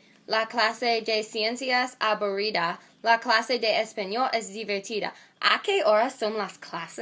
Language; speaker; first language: Spanish; non-native, learner; English